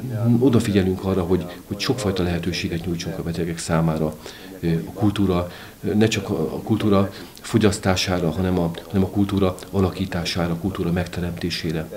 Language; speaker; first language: Hungarian; native; Hungarian